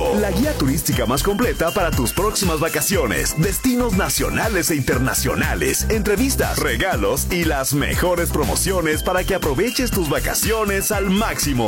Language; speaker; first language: Spanish; native; Spanish